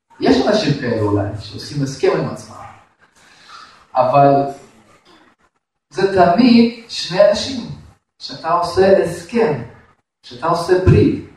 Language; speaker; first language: Hebrew; non-native, fluent; Russian